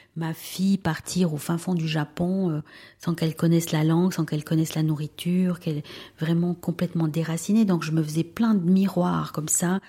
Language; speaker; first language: French; early bilingual, other home language; Spanish